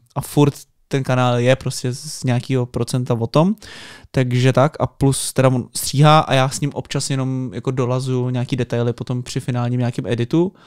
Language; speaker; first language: Czech; native; Czech